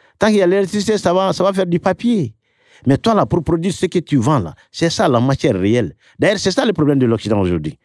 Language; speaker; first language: French; non-native, local second language; Bambara